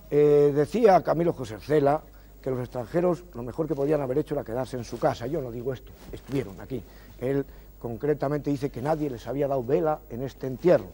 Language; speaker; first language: Spanish; native; Spanish